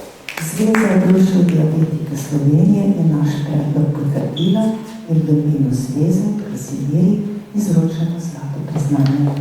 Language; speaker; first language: Slovenian; native; Slovenian